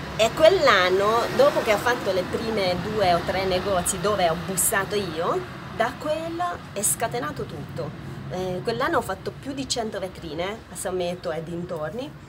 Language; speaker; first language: Italian; non-native, fluent; Hungarian